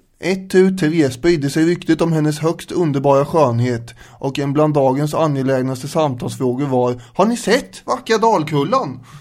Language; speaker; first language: Swedish; native; Swedish